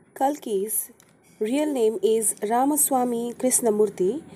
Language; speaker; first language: English; non-native, local second language; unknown